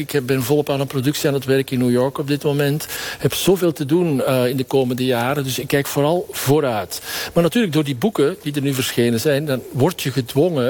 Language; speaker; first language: Dutch; native; Dutch